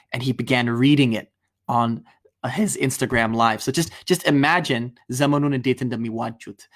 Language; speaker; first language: English; native; English